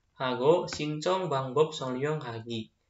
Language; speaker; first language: Korean; non-native, fluent; Indonesian